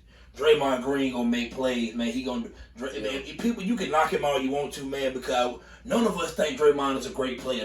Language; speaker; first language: English; native; English